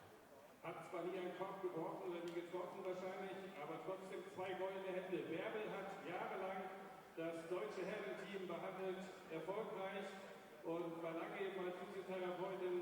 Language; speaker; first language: German; native; German